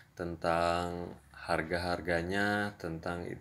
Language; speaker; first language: Indonesian; non-native, local second language; Sundanese